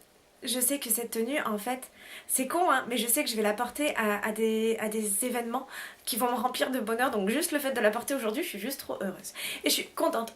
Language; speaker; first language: French; native; French